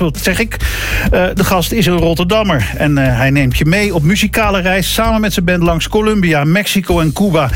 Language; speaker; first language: Dutch; native; Dutch